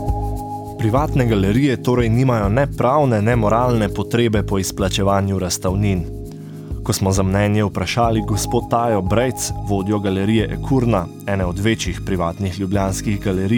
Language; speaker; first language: Slovenian; native; Slovenian